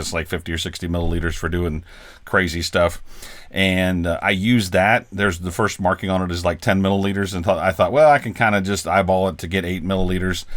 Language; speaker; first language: English; native; English